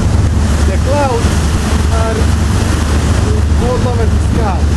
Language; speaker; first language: English; non-native, learner; Croatian